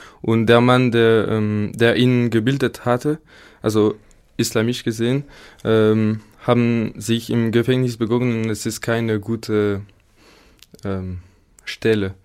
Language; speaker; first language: German; non-native, learner; French